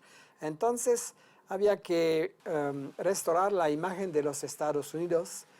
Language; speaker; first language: Spanish; non-native, fluent; French